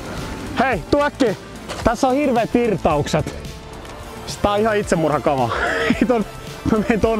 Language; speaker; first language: Finnish; native; Finnish